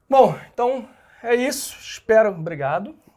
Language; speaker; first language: Portuguese; native; Portuguese